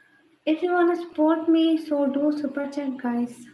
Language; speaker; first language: English; non-native, learner; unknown